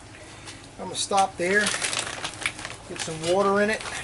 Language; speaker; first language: English; native; English